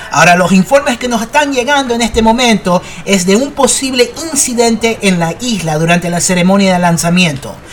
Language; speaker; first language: Spanish; early bilingual, heritage; Spanish